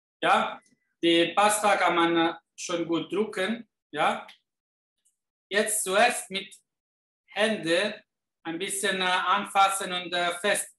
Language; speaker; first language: German; non-native, fluent; Italian